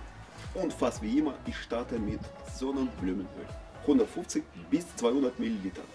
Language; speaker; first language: German; non-native, learner; Russian